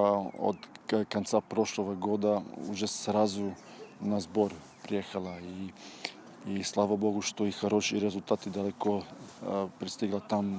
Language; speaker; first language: Russian; non-native, fluent; Serbian